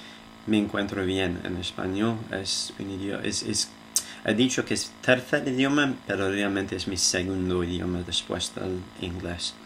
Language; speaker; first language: Spanish; non-native, fluent; English